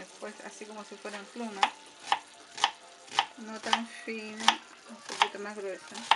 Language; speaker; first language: Spanish; native; Spanish